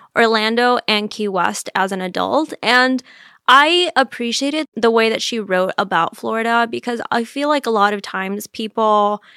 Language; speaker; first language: English; native; English